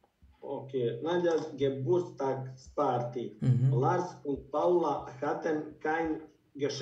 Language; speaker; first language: German; non-native, learner; Bosnian